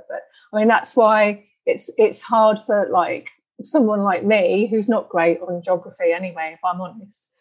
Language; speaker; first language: English; native; English